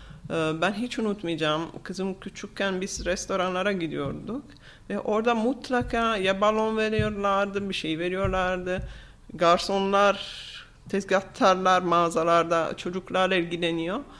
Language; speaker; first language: Turkish; non-native, fluent; Italian